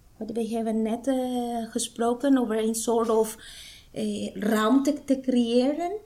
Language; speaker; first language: Dutch; non-native, fluent; Spanish